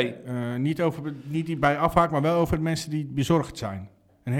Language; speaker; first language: Dutch; native; Dutch